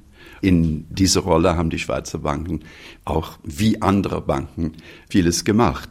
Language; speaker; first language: German; non-native, fluent; English